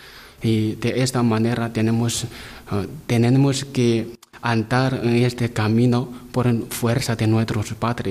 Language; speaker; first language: Spanish; non-native, learner; Chinese